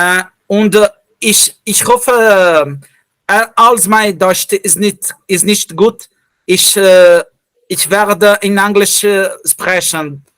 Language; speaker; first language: German; non-native, learner; Portuguese